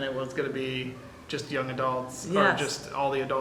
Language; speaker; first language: English; native; English